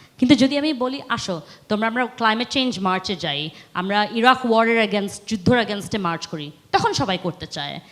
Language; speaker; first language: Bangla; early bilingual, heritage; Bangla